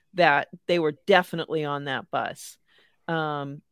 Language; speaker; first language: English; native; English